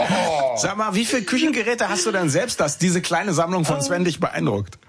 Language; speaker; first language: German; native; German